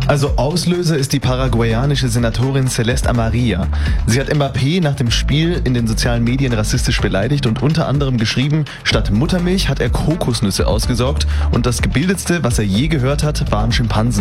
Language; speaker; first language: German; native; German